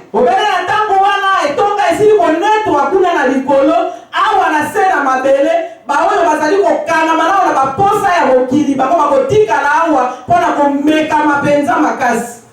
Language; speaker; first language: Lingala; native; Lingala